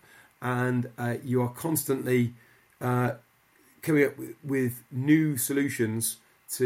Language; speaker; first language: English; native; English